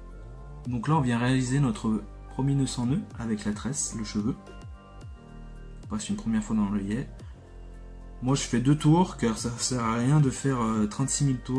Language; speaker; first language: French; native; French